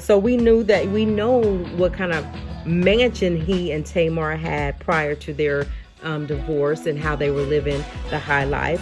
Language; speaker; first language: English; native; English